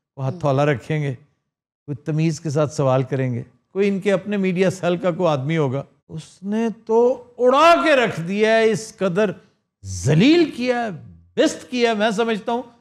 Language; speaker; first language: Urdu; native; Urdu